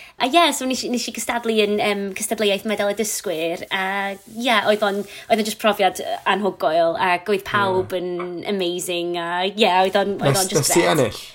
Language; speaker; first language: Welsh; non-native, local second language; English